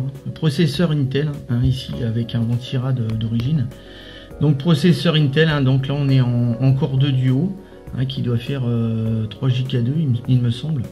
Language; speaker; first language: French; native; French